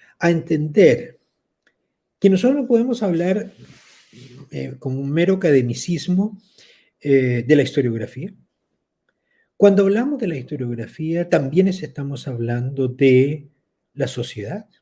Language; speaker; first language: Spanish; native; Spanish